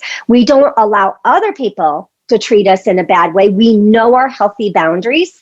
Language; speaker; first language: English; native; English